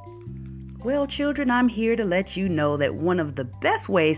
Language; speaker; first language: English; native; English